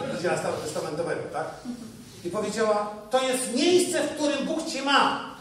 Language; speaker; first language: Polish; native; Polish